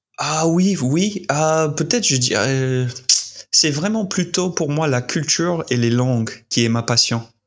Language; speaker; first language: French; non-native, fluent; English